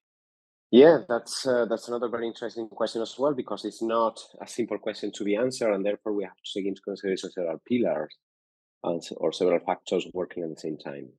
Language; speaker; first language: English; non-native, fluent; Spanish